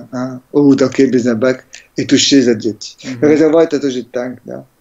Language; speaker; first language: Russian; non-native, learner; French